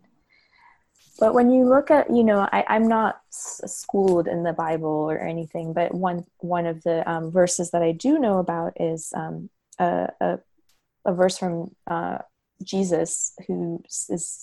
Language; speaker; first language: English; native; English